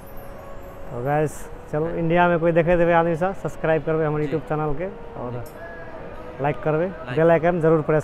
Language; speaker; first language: Hindi; non-native, local second language; Maithili